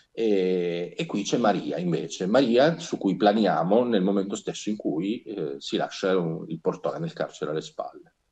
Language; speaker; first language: Italian; native; Italian